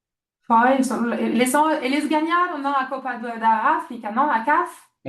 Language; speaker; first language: Portuguese; non-native, fluent; French